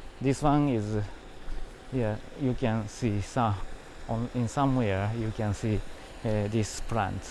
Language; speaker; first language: English; non-native, learner; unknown